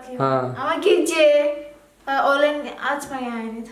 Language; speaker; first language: Turkish; non-native, learner; Indonesian